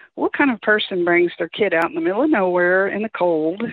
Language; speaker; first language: English; native; English